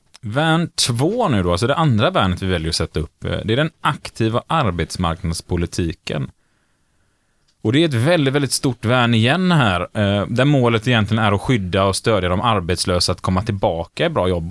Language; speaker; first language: Swedish; native; Swedish